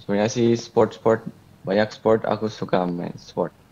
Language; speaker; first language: Indonesian; early bilingual, heritage; Indonesian